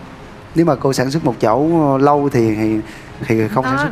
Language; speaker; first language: Vietnamese; native; Vietnamese